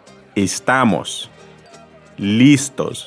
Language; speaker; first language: Spanish; non-native, fluent; English